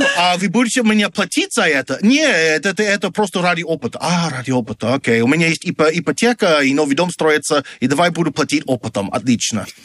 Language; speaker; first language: Russian; non-native, fluent; English